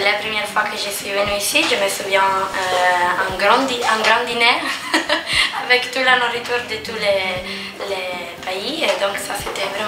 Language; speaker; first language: French; non-native, fluent; Italian